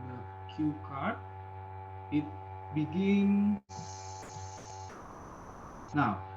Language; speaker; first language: English; non-native, learner; Indonesian